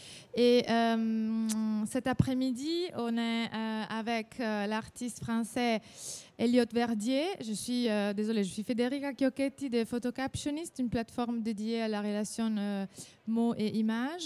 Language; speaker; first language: French; non-native, fluent; Italian